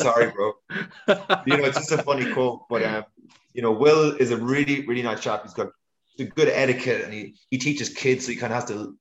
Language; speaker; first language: English; native; English